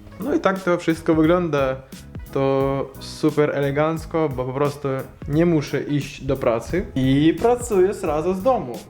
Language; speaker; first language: Polish; non-native, learner; Russian